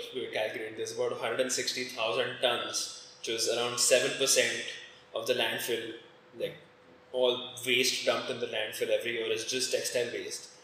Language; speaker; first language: English; non-native, local second language; Hindi